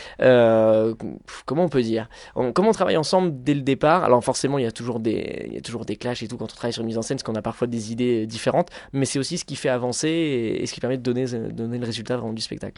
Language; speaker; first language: French; native; French